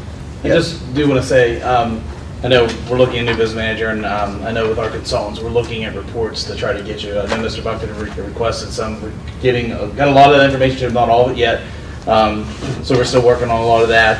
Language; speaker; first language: English; native; English